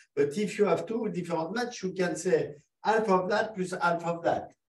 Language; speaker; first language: English; non-native, fluent; French